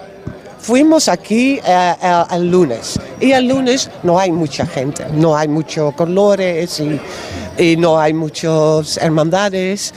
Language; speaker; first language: Spanish; non-native, learner; Dutch